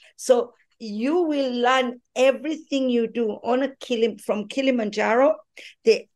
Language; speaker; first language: English; non-native, local second language; Swahili